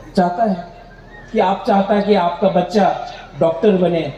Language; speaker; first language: Hindi; non-native, local second language; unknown